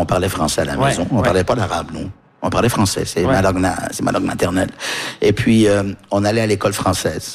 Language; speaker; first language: French; early bilingual, other home language; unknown